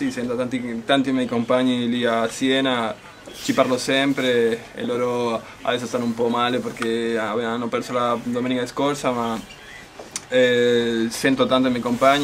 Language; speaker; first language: Italian; non-native, fluent; Spanish